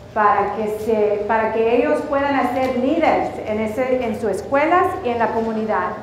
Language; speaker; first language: Spanish; early bilingual, heritage; Spanish